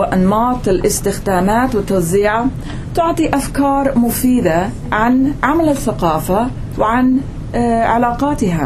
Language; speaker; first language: Arabic; non-native, fluent; English